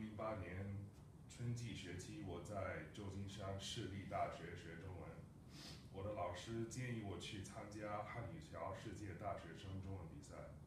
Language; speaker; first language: Chinese; non-native, fluent; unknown